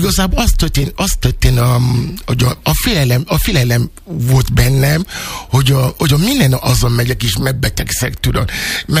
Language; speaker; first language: Hungarian; non-native, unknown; Yoruba